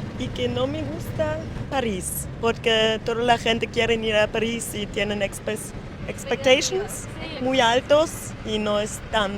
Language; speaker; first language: Spanish; non-native, learner; German